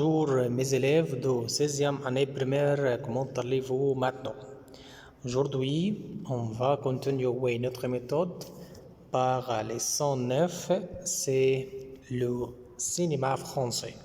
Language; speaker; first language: French; non-native, fluent; Arabic